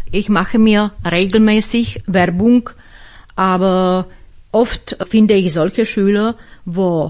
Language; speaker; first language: German; non-native, fluent; Slovak